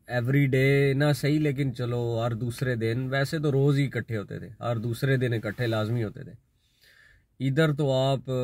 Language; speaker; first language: Urdu; non-native, local second language; Punjabi